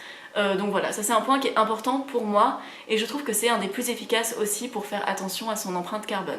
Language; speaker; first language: French; native; French